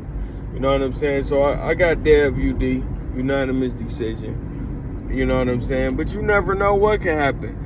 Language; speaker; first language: English; native; English